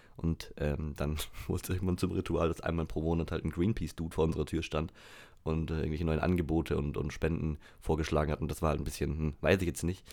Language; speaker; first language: German; native; German